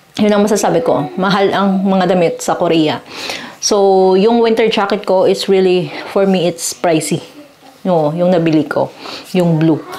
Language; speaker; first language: Filipino; native; Filipino